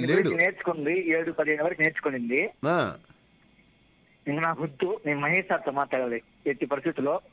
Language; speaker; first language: Telugu; native; Telugu